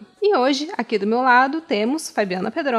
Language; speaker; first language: Portuguese; native; Portuguese